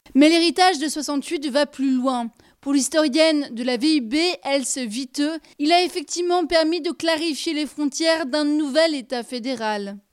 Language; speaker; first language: French; non-native, local second language; Luxembourgish